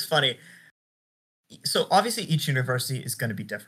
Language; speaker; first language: English; native; English